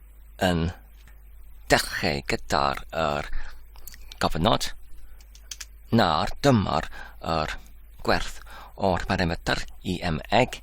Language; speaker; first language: Welsh; non-native, learner; English